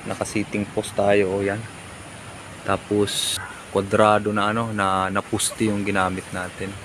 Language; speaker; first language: Filipino; non-native, local second language; Waray